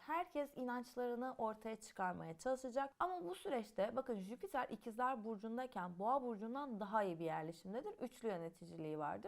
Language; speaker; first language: Turkish; native; Turkish